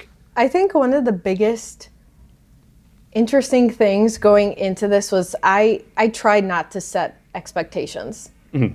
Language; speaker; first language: English; native; English